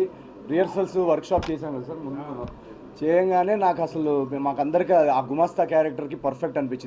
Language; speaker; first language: Telugu; native; Telugu